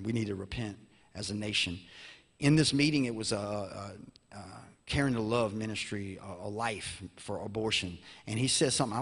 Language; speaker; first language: English; native; English